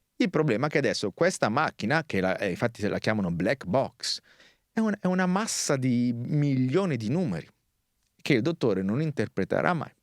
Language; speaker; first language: Italian; native; Italian